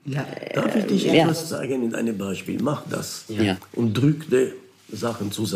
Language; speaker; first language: German; non-native, fluent; Hebrew